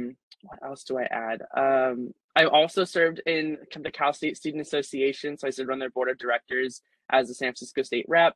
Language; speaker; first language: English; native; English